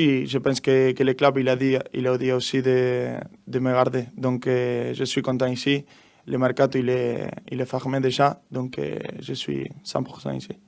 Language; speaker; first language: French; non-native, learner; Spanish